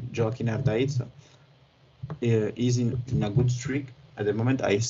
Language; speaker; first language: English; non-native, fluent; French